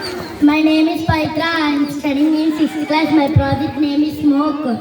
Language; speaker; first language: English; non-native, local second language; Telugu